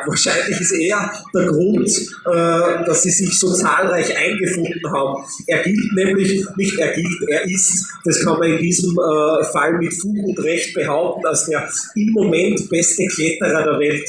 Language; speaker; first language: German; native; German